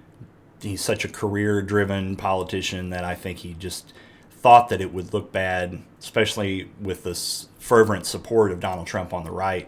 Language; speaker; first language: English; native; English